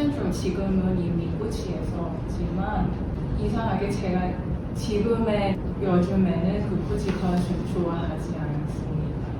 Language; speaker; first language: Korean; non-native, learner; Cantonese